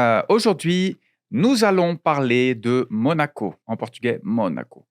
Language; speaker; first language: French; non-native, fluent; Portuguese